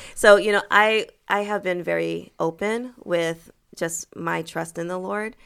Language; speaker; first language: English; early bilingual, other home language; French